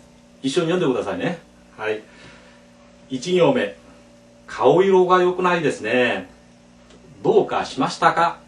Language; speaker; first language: Japanese; non-native, fluent; Korean